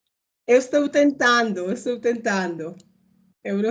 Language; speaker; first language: Portuguese; non-native, learner; Spanish